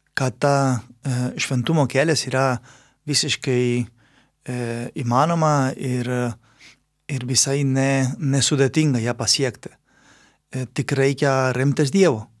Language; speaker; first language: Lithuanian; non-native, fluent; Spanish